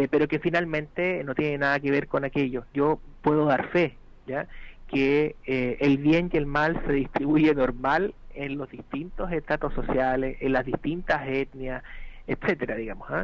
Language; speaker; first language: Spanish; native; Spanish